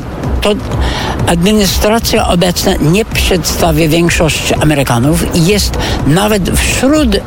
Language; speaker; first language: Polish; non-native, fluent; English